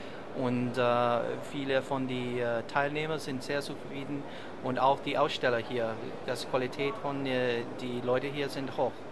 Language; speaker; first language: German; non-native, learner; English